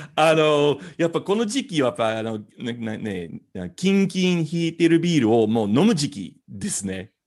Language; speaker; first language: Japanese; non-native, fluent; English